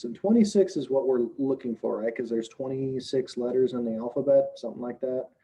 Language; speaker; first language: English; native; English